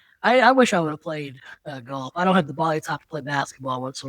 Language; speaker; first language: English; native; English